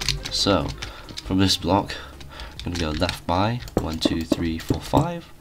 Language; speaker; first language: English; native; English